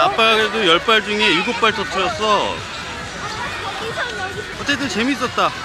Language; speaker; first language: Korean; native; Korean